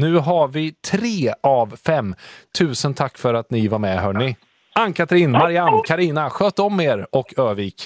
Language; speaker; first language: Swedish; native; Swedish